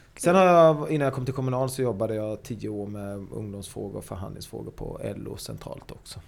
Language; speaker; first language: Swedish; native; Swedish